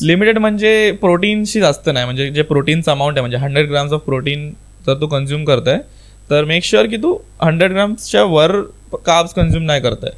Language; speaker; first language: Marathi; non-native, local second language; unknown